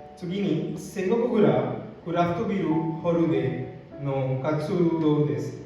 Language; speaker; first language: Japanese; non-native, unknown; Hindi